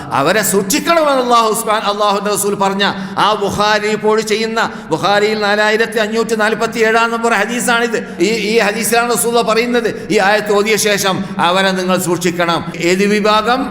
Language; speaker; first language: Malayalam; native; Malayalam